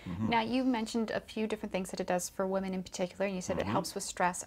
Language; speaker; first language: English; native; English